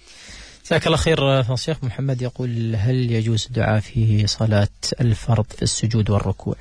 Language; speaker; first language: Arabic; native; Arabic